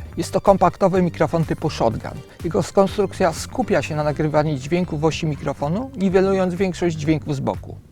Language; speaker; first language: Polish; native; Polish